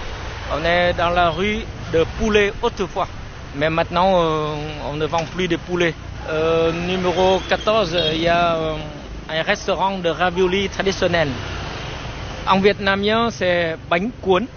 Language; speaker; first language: French; non-native, fluent; Vietnamese